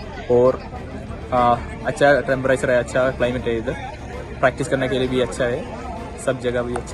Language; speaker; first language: Hindi; non-native, local second language; Malayalam